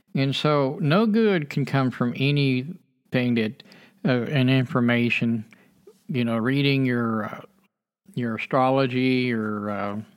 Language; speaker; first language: English; native; English